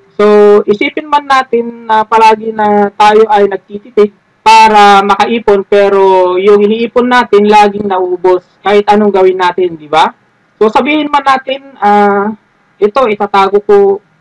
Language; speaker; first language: Filipino; non-native, local second language; Iloko